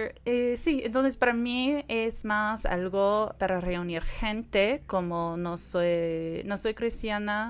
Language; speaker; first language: Spanish; non-native, fluent; English